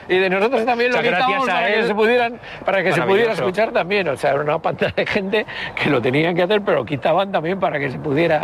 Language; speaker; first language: Spanish; native; Spanish